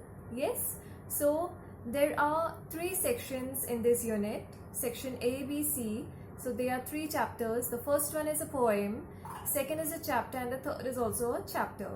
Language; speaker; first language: English; non-native, local second language; Hindi